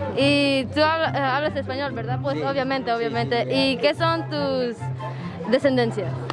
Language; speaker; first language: Spanish; early bilingual, heritage; Spanish